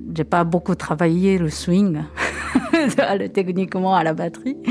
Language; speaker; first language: French; non-native, fluent; Japanese